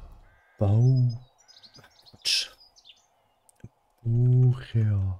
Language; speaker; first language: German; native; German